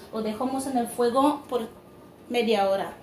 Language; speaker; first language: Spanish; non-native, learner; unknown